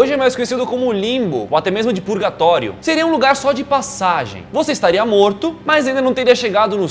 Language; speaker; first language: Portuguese; native; Portuguese